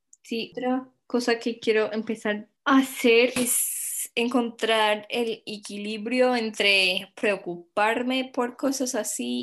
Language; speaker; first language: Spanish; non-native, fluent; English